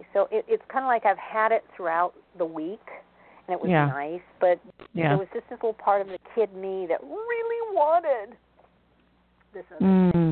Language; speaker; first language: English; native; English